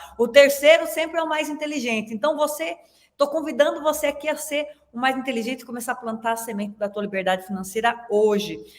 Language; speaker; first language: Portuguese; native; Portuguese